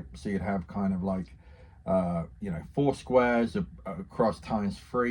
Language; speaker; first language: English; native; English